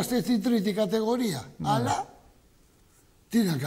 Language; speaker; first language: Greek; early bilingual, heritage; Greek